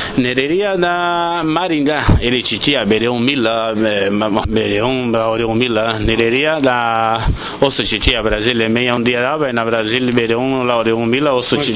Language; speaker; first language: Basque; non-native, learner; Portuguese